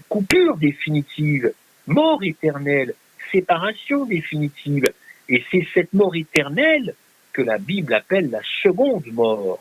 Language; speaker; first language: French; native; French